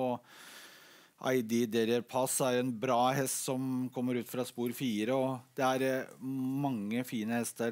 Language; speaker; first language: Norwegian; native; Norwegian